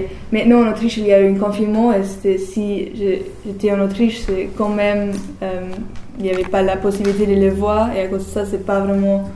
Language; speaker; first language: French; non-native, learner; German